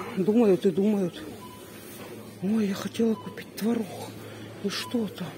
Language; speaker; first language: Russian; non-native, local second language; Tajik